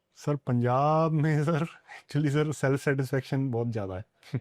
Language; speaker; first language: Hindi; non-native, local second language; Punjabi